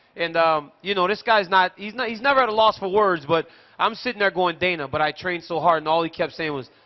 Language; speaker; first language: English; native; English